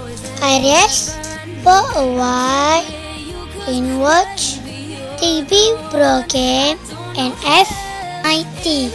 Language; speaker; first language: English; non-native, learner; Malay